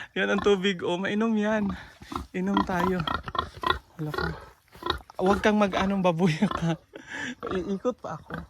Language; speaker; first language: Filipino; non-native, local second language; Cebuano